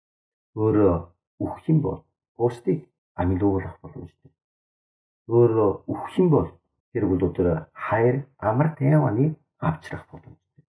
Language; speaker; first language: Mongolian; non-native, fluent; Korean